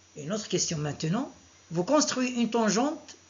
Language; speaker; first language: French; non-native, local second language; Arabic